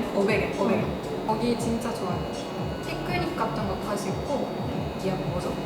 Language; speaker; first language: Korean; non-native, learner; Japanese